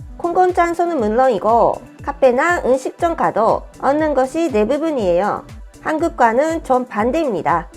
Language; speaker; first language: Korean; non-native, fluent; Japanese